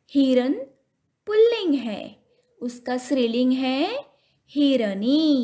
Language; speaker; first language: Hindi; non-native, local second language; Marathi